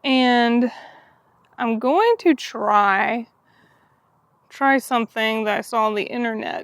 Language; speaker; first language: English; native; English